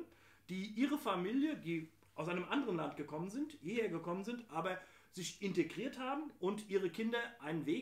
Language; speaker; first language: German; native; German